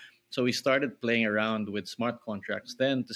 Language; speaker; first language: English; non-native, local second language; Filipino